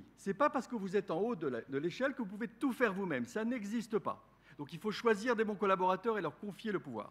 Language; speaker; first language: French; native; French